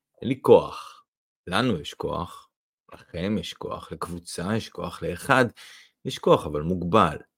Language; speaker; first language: Hebrew; non-native, fluent; Russian